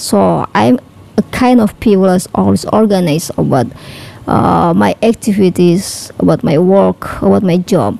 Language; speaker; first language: English; non-native, learner; Indonesian